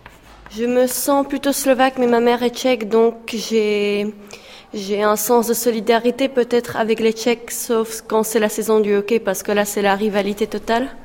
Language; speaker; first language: French; non-native, fluent; Slovak